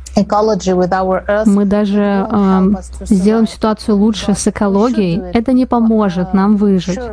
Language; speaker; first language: Russian; non-native, fluent; Hindi